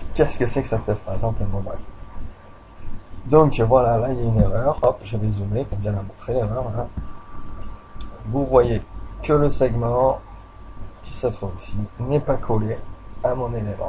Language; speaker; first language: French; native; French